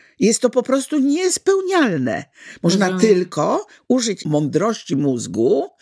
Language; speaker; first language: Polish; native; Polish